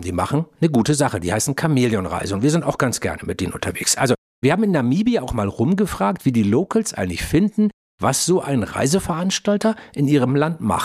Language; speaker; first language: German; native; German